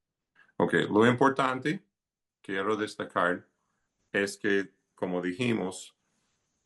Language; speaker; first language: Spanish; non-native, fluent; English